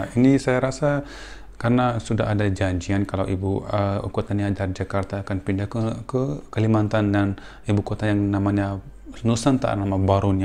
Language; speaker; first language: Indonesian; non-native, fluent; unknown